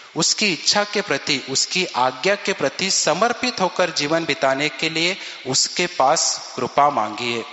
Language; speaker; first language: Hindi; non-native, local second language; Marathi